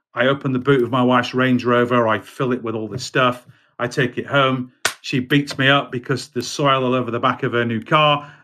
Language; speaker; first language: English; native; English